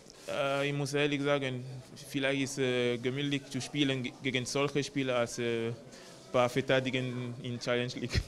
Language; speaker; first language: German; non-native, learner; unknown